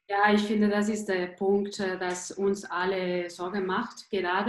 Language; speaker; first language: German; non-native, fluent; Spanish